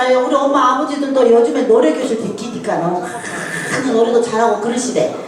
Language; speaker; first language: Korean; native; Korean